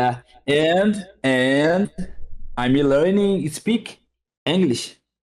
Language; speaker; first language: English; non-native, learner; Portuguese